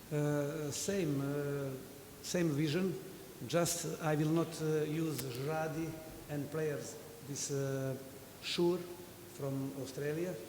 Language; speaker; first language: English; non-native, fluent; Serbian